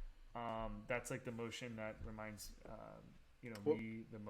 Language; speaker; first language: English; native; English